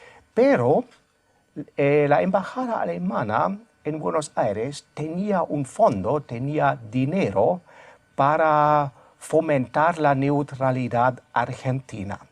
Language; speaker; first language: Spanish; non-native, fluent; German